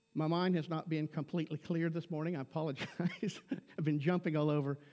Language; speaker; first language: English; native; English